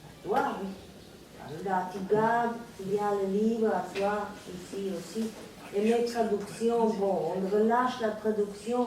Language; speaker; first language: French; non-native, fluent; Serbian